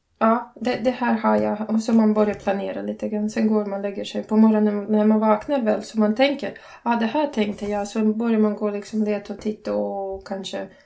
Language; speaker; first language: Swedish; non-native, learner; Latvian